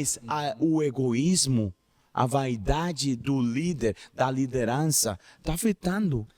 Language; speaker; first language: Portuguese; non-native, learner; Spanish